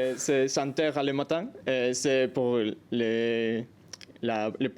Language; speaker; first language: French; non-native, learner; Spanish